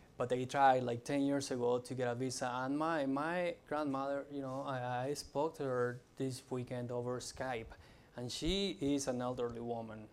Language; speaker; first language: English; non-native, fluent; Spanish